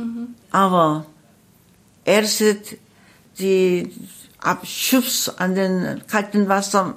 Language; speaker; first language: German; non-native, learner; Korean